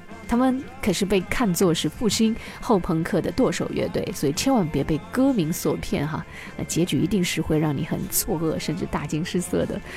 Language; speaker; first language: Chinese; native; Chinese